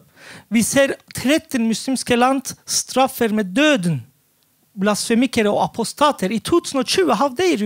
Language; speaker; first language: Norwegian; non-native, fluent; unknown